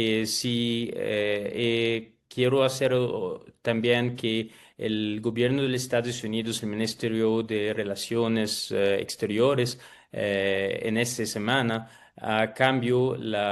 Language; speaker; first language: Spanish; non-native, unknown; Arabic